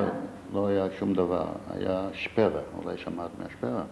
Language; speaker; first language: Hebrew; non-native, fluent; Yiddish